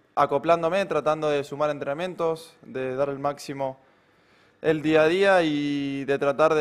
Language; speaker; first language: Spanish; native; Spanish